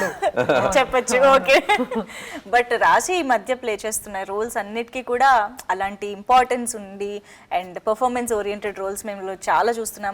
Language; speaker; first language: Telugu; native; Telugu